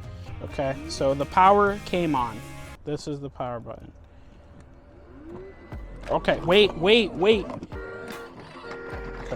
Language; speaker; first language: English; native; English